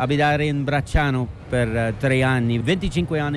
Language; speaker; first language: Italian; non-native, learner; English